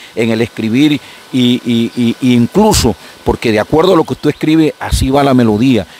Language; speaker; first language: Spanish; native; Spanish